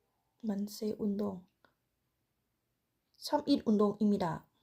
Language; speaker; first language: Korean; non-native, learner; Thai